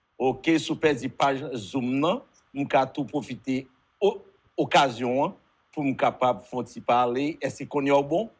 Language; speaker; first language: Haitian Creole; native; Haitian Creole